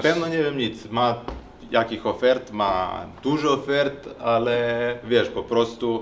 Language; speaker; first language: Polish; non-native, learner; Serbian